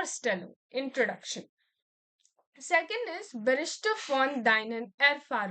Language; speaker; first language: German; non-native, learner; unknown